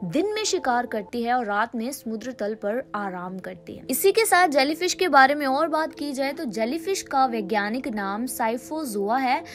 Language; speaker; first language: Hindi; native; Hindi